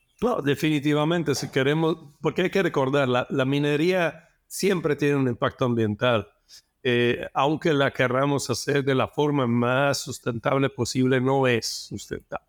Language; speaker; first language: Spanish; non-native, fluent; Italian